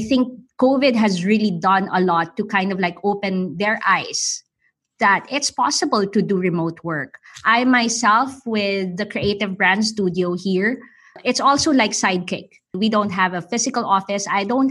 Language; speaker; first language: English; non-native, local second language; Filipino